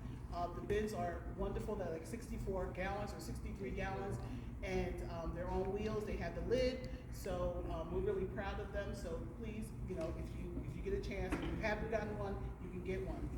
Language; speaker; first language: English; native; English